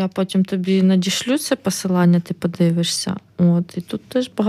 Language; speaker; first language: Ukrainian; native; Ukrainian